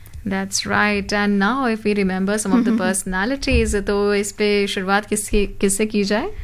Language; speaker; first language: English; non-native, local second language; Hindi